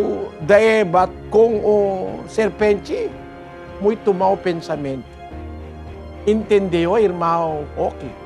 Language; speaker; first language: Portuguese; non-native, learner; Filipino